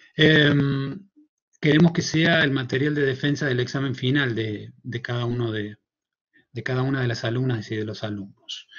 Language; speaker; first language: Spanish; native; Spanish